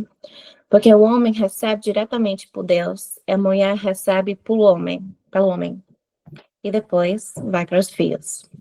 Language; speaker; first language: Portuguese; non-native, fluent; English